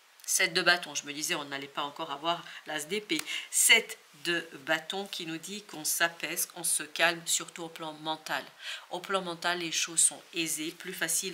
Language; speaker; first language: French; native; French